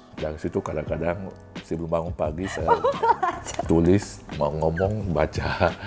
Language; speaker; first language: Indonesian; non-native, fluent; French